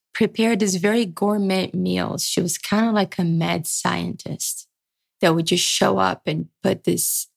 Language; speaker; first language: English; early bilingual, other home language; Portuguese